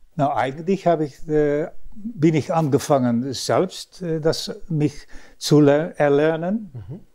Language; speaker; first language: German; early bilingual, other home language; Dutch